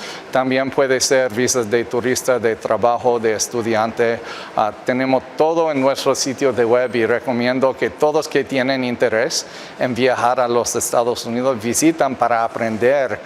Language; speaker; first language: Spanish; non-native, fluent; English